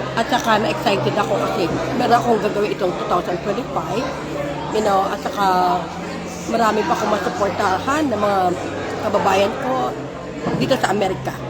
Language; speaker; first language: Filipino; non-native, local second language; Hiligaynon